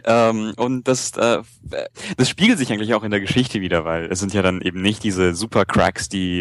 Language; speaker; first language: German; native; German